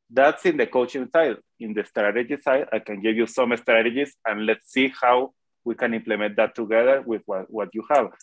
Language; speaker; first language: English; non-native, fluent; Spanish